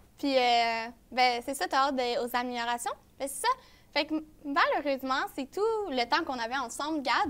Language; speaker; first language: French; native; French